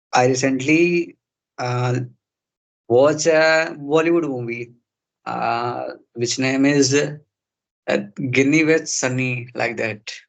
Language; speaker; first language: English; non-native, learner; Hindi